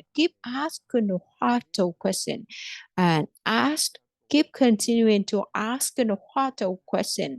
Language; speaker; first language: English; non-native, fluent; Vietnamese